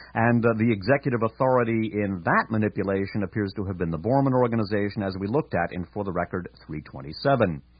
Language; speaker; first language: English; native; English